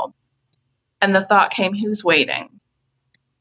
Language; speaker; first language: English; native; English